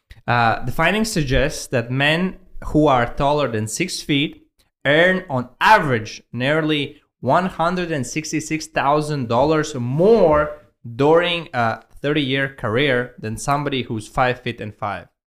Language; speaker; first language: English; non-native, fluent; Latvian